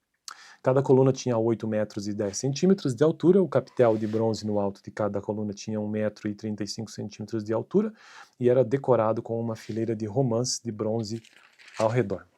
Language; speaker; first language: Portuguese; native; Portuguese